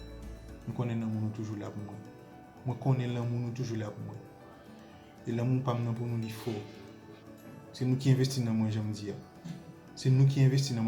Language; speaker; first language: French; non-native, local second language; Haitian Creole